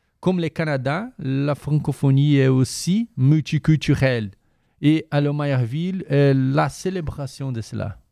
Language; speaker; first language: French; non-native, fluent; Portuguese